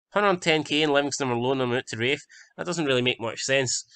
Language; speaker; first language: English; native; English